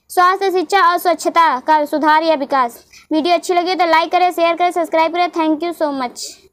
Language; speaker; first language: Hindi; native; Hindi